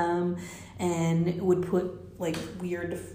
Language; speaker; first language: English; native; English